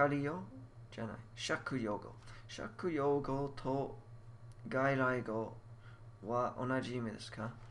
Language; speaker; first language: Japanese; non-native, learner; English